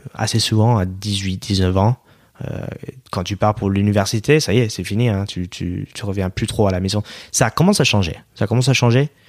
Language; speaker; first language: French; non-native, fluent; English